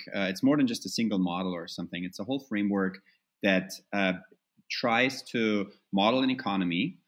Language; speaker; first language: English; non-native, fluent; German